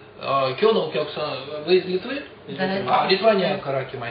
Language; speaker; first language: Japanese; non-native, learner; Russian